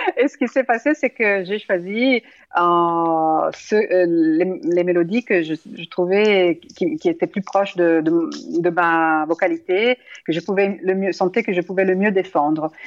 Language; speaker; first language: French; non-native, fluent; Italian